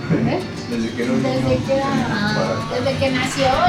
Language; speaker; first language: Spanish; native; Spanish